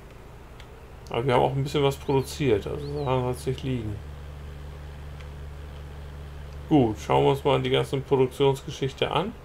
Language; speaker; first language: German; native; German